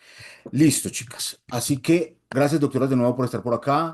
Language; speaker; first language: Spanish; native; Spanish